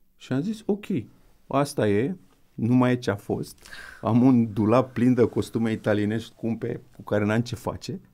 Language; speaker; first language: Romanian; native; Romanian